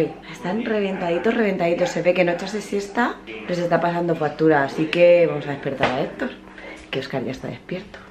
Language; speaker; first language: Spanish; native; Spanish